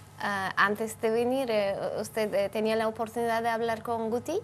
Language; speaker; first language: Spanish; non-native, fluent; Turkish